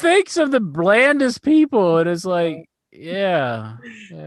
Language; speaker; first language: English; native; English